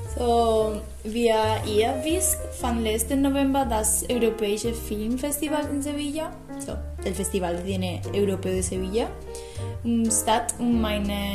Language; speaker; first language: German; non-native, learner; Spanish